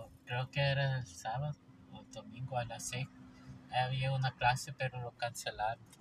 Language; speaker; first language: Spanish; early bilingual, heritage; English